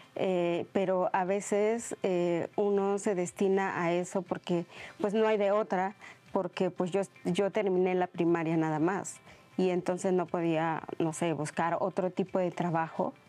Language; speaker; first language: Spanish; non-native, local second language; Mixtepec Mixtec